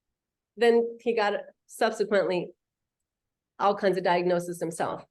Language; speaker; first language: English; native; English